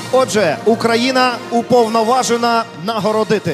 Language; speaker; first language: Ukrainian; native; Ukrainian